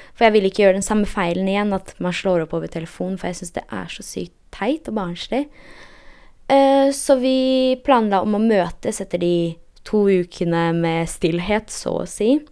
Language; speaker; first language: Norwegian; early bilingual, other home language; Polish